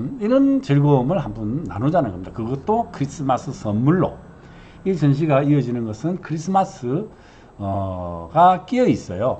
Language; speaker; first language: Korean; native; Korean